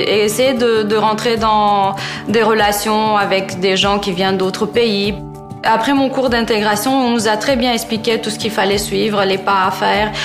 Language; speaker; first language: French; non-native, fluent; Romanian